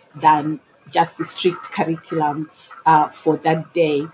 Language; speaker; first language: English; non-native, local second language; Shona